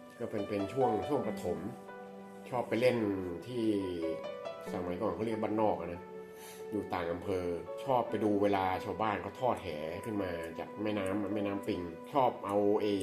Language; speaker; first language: Thai; native; Thai